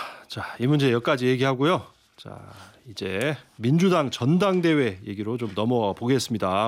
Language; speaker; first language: Korean; native; Korean